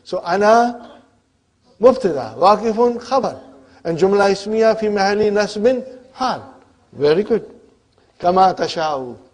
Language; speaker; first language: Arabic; non-native, fluent; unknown